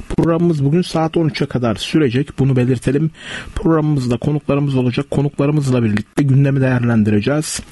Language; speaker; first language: Turkish; native; Turkish